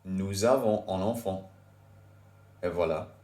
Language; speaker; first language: French; non-native, learner; English